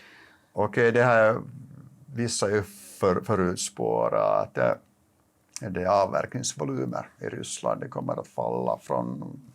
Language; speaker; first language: Swedish; non-native, local second language; Finnish